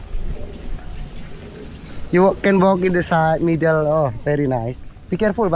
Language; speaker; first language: English; non-native, learner; Indonesian